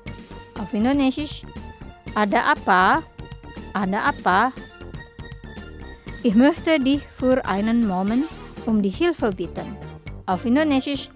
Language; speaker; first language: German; non-native, learner; Indonesian